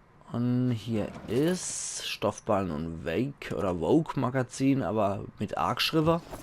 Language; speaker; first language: German; native; German